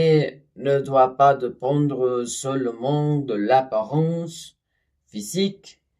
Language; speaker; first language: French; non-native, learner; Spanish